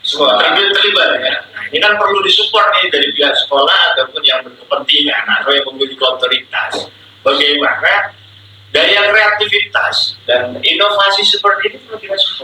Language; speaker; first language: Indonesian; native; Indonesian